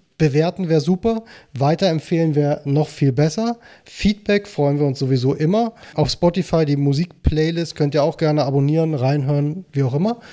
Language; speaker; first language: German; native; German